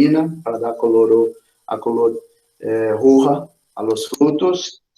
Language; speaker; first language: Spanish; non-native, fluent; Portuguese